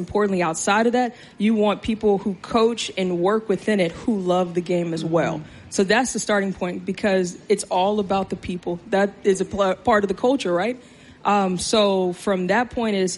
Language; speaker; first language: English; native; English